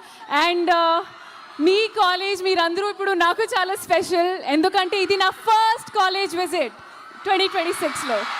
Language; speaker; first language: Telugu; non-native, learner; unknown